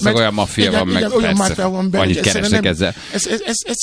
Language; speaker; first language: Hungarian; native; Hungarian